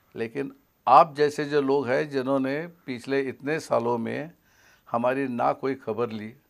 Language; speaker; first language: Hindi; non-native, local second language; Marathi